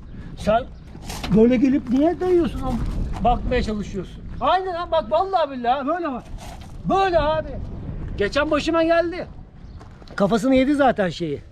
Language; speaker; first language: Turkish; native; Turkish